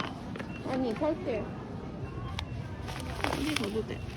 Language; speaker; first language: Korean; non-native, learner; Italian